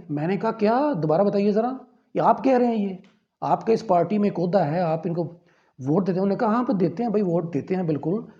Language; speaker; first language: Urdu; non-native, local second language; Punjabi